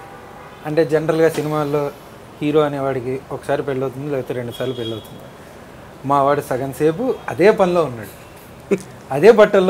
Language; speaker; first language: Telugu; native; Telugu